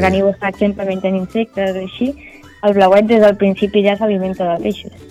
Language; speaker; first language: Catalan; native; Catalan